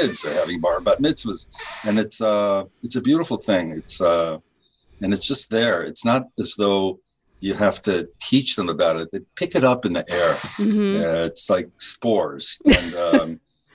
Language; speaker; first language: English; native; English